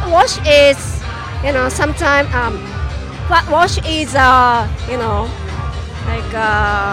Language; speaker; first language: English; non-native, learner; Japanese